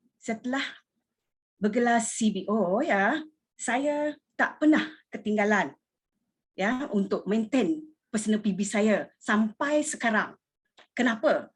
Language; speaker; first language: Malay; non-native, local second language; Iban